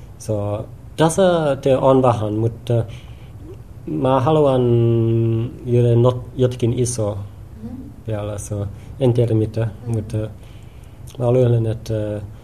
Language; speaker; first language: Finnish; non-native, learner; English